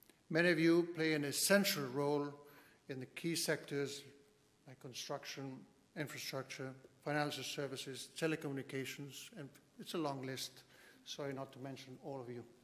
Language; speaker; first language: English; non-native, fluent; Spanish